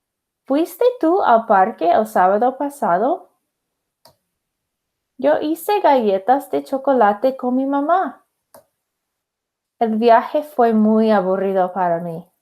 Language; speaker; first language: Spanish; non-native, fluent; English